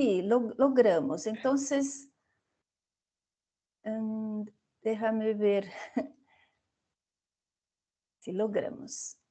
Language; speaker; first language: Spanish; non-native, fluent; Portuguese